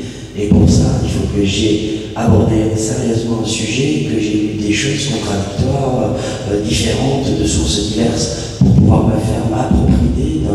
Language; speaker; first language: French; native; French